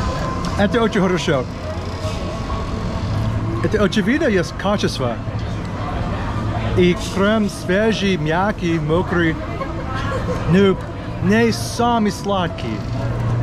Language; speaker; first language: Russian; non-native, learner; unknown